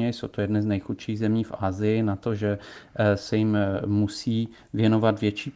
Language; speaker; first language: Czech; native; Czech